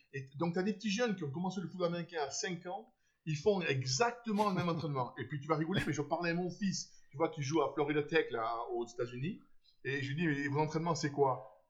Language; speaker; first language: French; native; French